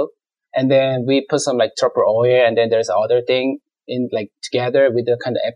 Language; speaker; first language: English; non-native, learner; Korean